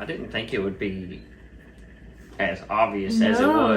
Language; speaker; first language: English; native; English